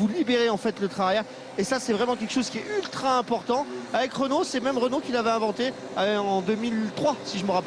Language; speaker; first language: French; native; French